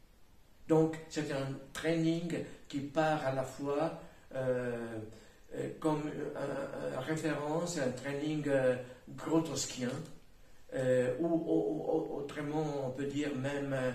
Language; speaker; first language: French; non-native, fluent; Italian